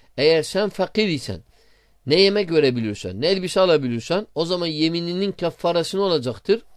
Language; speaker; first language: Turkish; non-native, fluent; Arabic